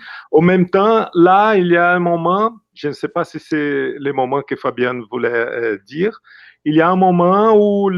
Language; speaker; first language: French; non-native, fluent; Portuguese